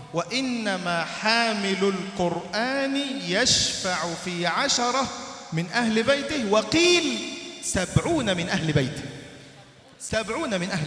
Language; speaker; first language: Arabic; native; Arabic